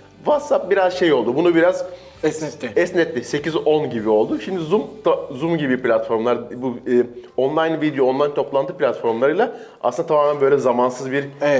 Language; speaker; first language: Turkish; native; Turkish